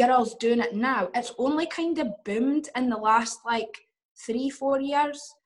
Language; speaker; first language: English; native; English